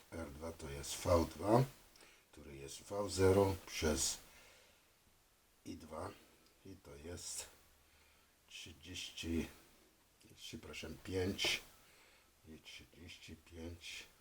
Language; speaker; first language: Polish; non-native, fluent; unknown